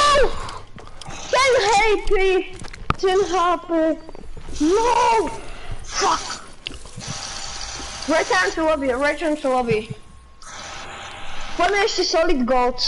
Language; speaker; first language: English; non-native, learner; Slovak